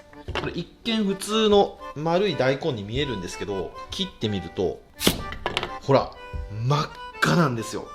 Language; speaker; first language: Japanese; native; Japanese